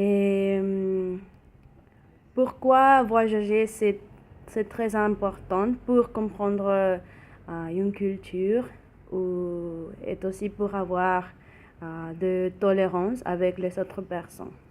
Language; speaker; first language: French; non-native, learner; Spanish